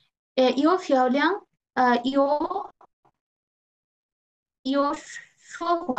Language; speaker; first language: Chinese; non-native, learner; Bangla